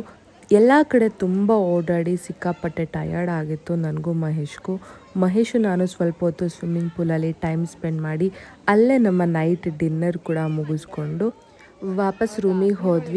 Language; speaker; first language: Kannada; native; Kannada